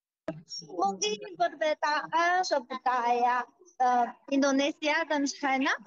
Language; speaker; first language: Indonesian; non-native, learner; Chinese